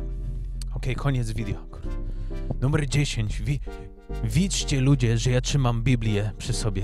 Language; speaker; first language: Polish; early bilingual, heritage; English